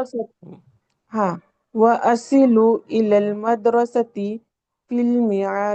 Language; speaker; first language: Arabic; non-native, learner; Urdu